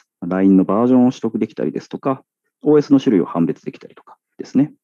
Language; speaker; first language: Japanese; native; Japanese